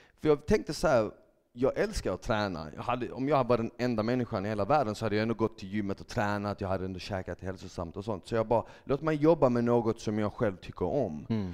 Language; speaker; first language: Swedish; early bilingual, other home language; Bosnian